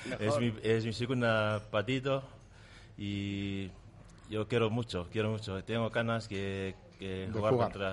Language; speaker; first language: Spanish; non-native, learner; Tongan